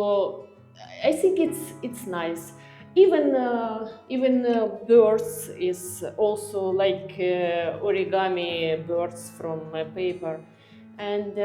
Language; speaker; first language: English; non-native, learner; Russian